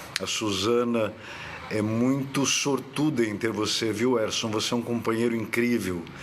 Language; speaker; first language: Portuguese; native; Portuguese